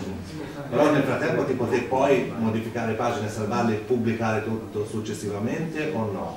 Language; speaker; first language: Italian; native; Italian